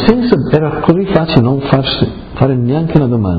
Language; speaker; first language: Italian; early bilingual, heritage; Friulian